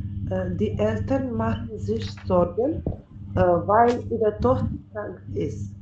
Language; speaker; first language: German; non-native, learner; Macedonian